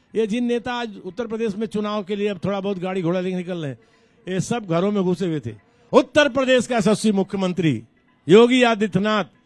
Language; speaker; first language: Hindi; native; Hindi